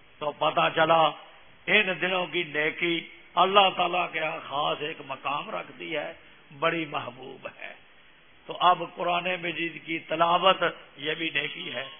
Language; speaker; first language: Urdu; non-native, local second language; Punjabi